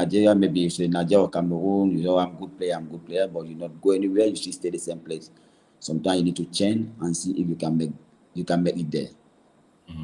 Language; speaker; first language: English; non-native, learner; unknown